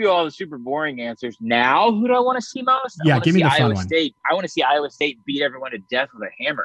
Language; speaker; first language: English; native; English